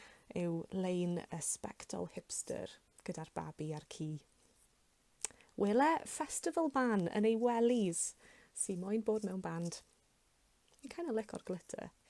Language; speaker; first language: Welsh; native; Welsh